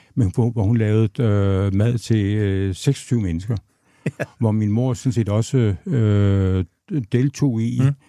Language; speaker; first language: Danish; native; Danish